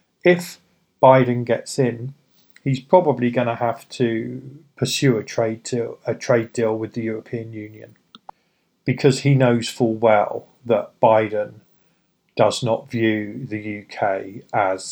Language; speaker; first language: English; native; English